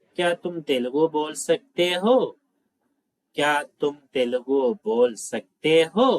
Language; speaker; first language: Hindi; non-native, local second language; Telugu